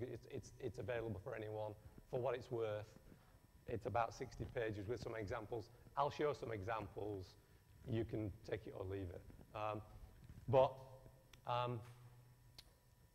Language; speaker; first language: English; native; English